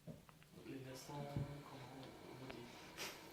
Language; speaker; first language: French; non-native, fluent; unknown